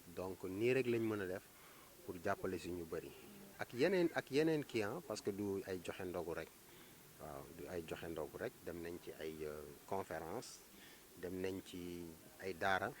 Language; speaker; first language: Wolof; native; Wolof